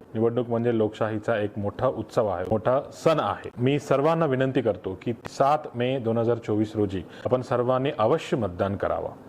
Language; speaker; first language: Marathi; non-native, local second language; Tamil